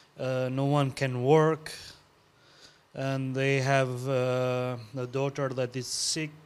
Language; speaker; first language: English; non-native, learner; Albanian